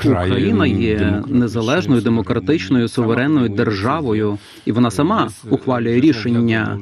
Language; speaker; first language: Ukrainian; non-native, fluent; Polish